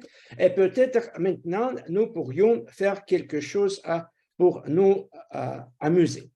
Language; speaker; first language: French; non-native, fluent; Russian